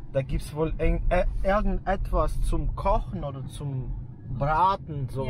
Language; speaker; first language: German; native; German